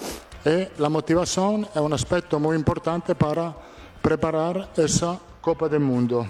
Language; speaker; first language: Spanish; non-native, fluent; Italian